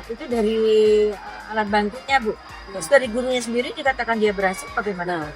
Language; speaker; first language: Indonesian; native; Indonesian